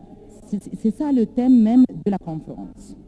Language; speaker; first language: French; non-native, learner; Arabic